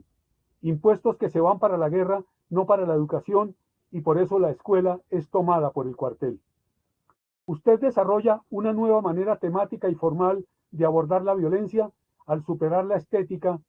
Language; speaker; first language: Spanish; native; Spanish